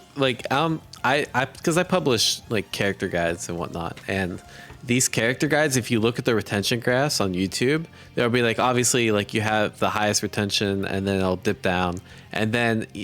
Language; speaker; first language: English; native; English